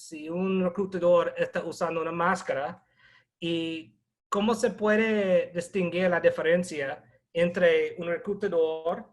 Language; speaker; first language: Spanish; non-native, fluent; English